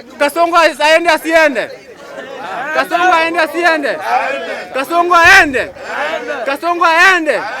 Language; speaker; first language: Swahili; non-native, local second language; Luo (Kenya and Tanzania)